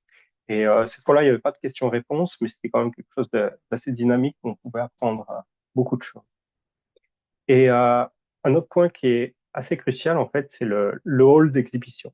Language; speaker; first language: French; native; French